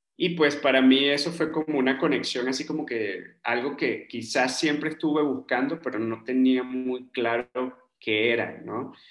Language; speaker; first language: Spanish; native; Spanish